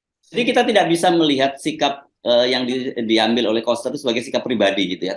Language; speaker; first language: Indonesian; native; Indonesian